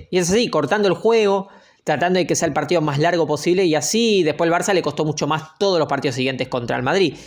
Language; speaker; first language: Spanish; native; Spanish